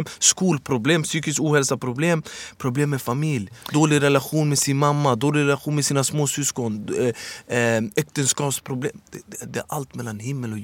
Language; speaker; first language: Swedish; early bilingual, other home language; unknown